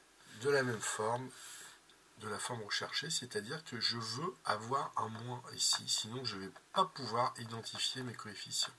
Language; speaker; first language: French; native; French